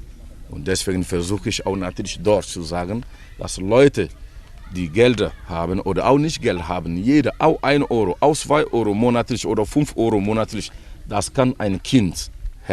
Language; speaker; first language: German; non-native, learner; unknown